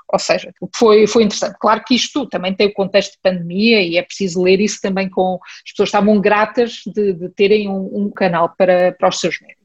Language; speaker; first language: Portuguese; early bilingual, heritage; Portuguese